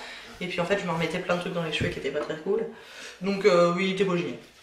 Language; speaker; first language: French; native; French